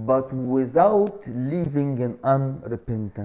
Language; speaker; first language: English; non-native, fluent; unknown